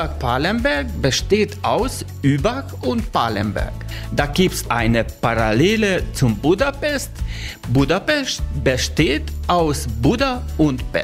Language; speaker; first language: German; non-native, learner; Hungarian